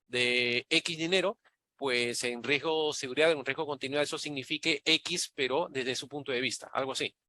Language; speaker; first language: Spanish; native; Spanish